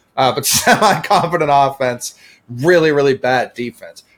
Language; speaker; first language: English; native; English